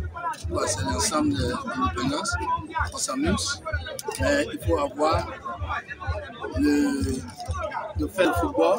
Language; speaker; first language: French; non-native, fluent; English